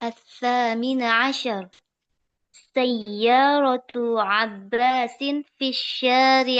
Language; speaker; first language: Arabic; non-native, learner; Indonesian